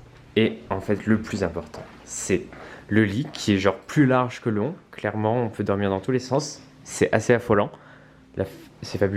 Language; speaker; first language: French; native; French